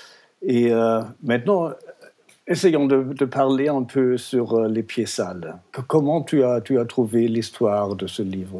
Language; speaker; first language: French; non-native, fluent; German